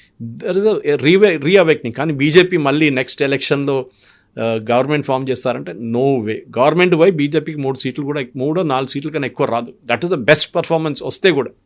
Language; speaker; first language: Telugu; non-native, local second language; Malayalam